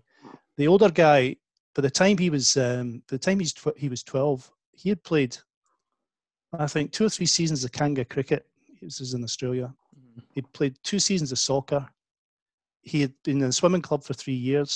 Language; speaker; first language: English; native; English